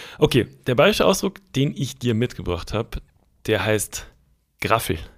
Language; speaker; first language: German; native; German